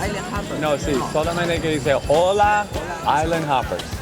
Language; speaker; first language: Spanish; non-native, learner; English